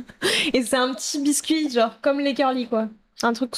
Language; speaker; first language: French; native; French